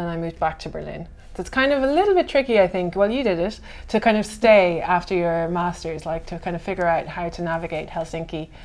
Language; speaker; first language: English; native; English